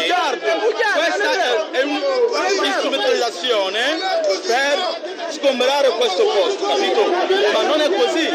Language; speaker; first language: Italian; non-native, fluent; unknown